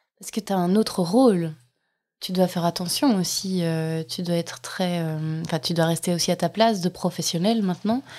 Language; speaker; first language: French; native; French